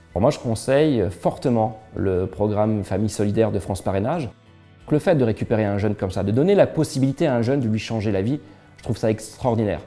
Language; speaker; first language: French; native; French